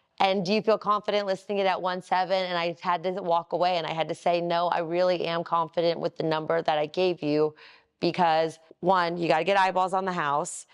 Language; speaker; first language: English; native; English